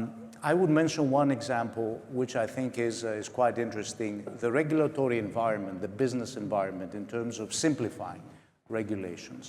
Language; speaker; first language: English; non-native, local second language; Greek